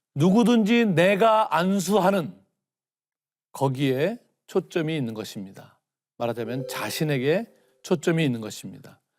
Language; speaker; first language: Korean; native; Korean